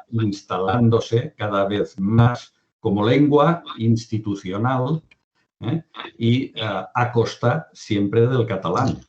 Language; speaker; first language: Spanish; non-native, local second language; Catalan